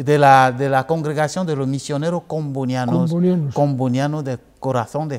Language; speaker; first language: Spanish; non-native, fluent; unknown